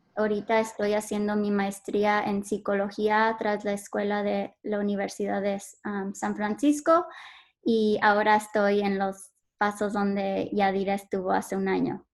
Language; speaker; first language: Spanish; early bilingual, heritage; Spanish